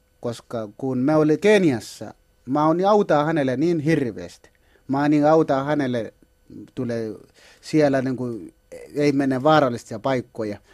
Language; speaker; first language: Finnish; non-native, learner; Kalenjin